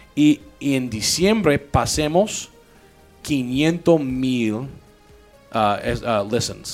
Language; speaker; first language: Spanish; non-native, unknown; English